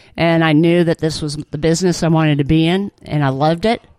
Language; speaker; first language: English; native; English